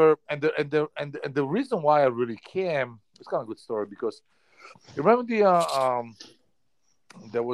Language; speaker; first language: English; non-native, fluent; Polish